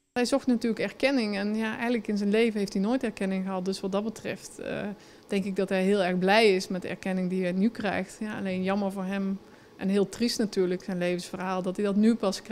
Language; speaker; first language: Dutch; native; Dutch